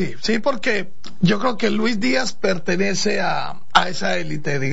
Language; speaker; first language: Spanish; native; Spanish